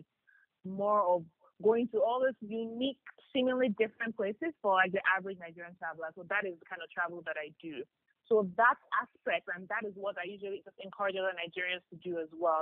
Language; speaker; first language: English; non-native, local second language; Yoruba